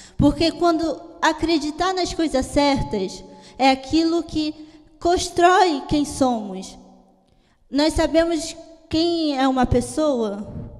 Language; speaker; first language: Portuguese; early bilingual, heritage; Italian